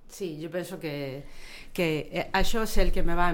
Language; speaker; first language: Catalan; non-native, fluent; Spanish